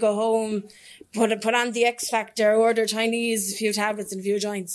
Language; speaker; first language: English; native; English